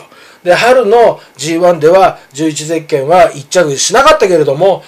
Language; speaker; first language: Japanese; native; Japanese